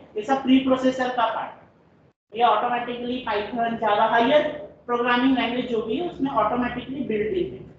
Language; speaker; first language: Hindi; non-native, local second language; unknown